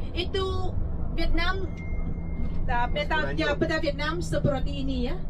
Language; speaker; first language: Indonesian; non-native, fluent; Vietnamese